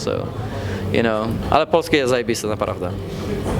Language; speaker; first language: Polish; non-native, learner; Dutch